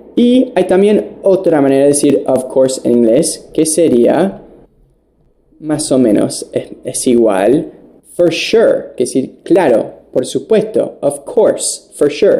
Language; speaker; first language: Spanish; non-native, fluent; English